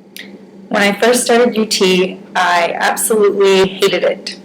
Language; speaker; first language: English; native; English